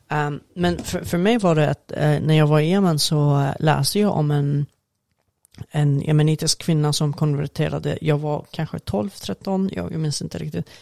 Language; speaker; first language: Swedish; non-native, fluent; Arabic